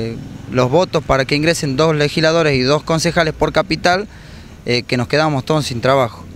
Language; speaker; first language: Spanish; native; Spanish